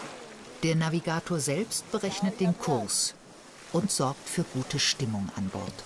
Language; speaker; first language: German; native; German